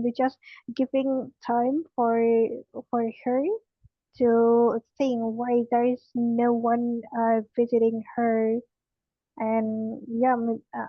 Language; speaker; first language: English; non-native, learner; Indonesian